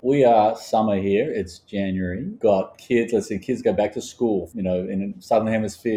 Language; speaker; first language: English; native; English